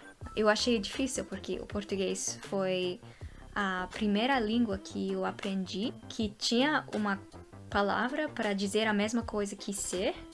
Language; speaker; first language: Portuguese; non-native, fluent; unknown